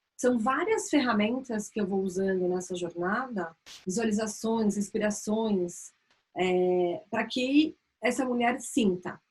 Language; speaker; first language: Portuguese; native; Portuguese